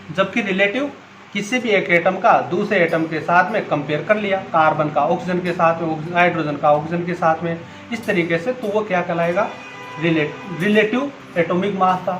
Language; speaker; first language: Hindi; native; Hindi